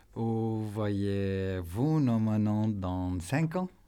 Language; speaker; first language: French; non-native, learner; Arabic